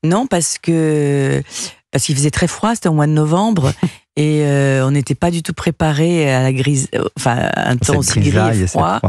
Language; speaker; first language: French; early bilingual, other home language; Portuguese